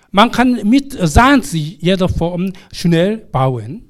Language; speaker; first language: German; non-native, fluent; Korean